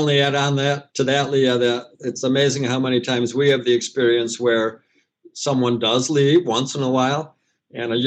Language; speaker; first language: English; native; English